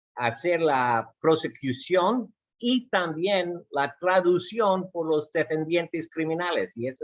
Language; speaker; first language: Spanish; non-native, fluent; English